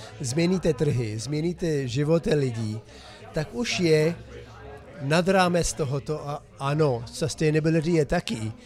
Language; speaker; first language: Czech; non-native, fluent; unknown